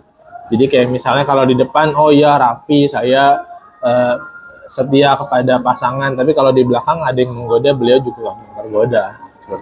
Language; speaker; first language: Indonesian; native; Indonesian